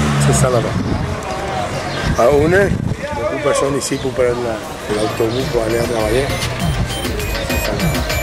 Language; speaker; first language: French; non-native, learner; Spanish